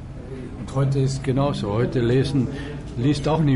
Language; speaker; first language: German; non-native, fluent; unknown